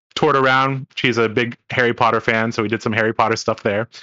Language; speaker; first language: English; non-native, local second language; Cantonese